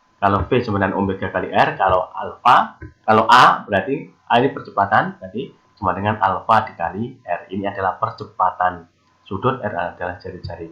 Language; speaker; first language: Indonesian; native; Indonesian